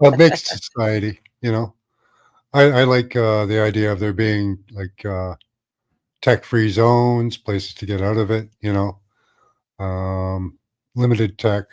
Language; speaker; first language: English; native; English